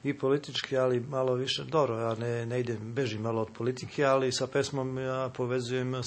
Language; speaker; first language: Serbian; native; Serbian